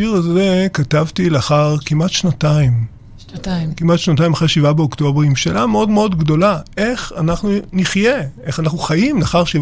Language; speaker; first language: Hebrew; native; Hebrew